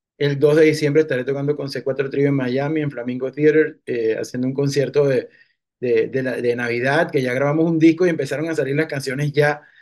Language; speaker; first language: Spanish; native; Spanish